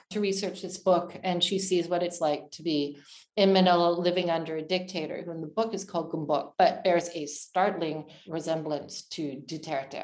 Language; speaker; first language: English; native; English